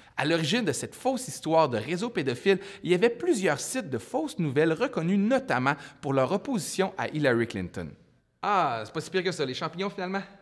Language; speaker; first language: French; native; French